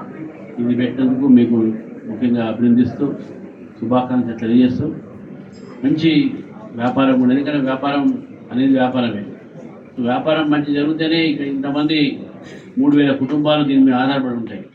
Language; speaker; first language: Telugu; native; Telugu